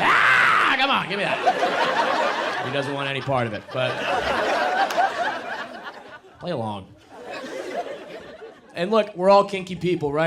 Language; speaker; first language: English; native; English